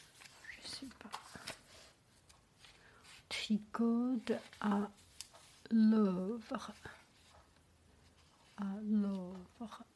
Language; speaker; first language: French; non-native, learner; Chinese